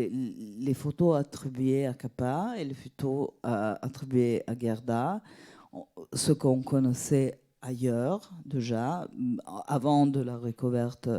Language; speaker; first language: French; non-native, fluent; Italian